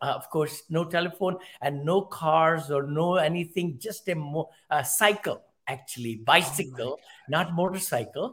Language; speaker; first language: English; non-native, local second language; Hindi